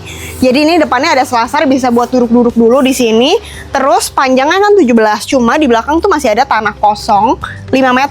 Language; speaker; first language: Indonesian; native; Indonesian